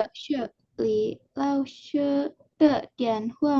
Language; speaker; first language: Chinese; non-native, learner; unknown